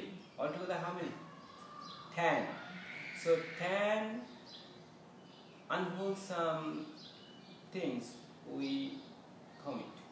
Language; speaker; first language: English; non-native, fluent; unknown